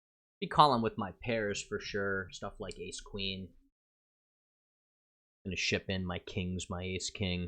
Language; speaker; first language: English; native; English